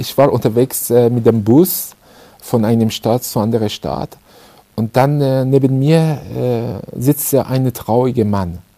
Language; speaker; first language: German; non-native, fluent; Persian